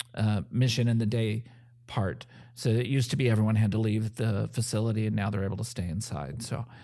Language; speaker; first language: English; native; English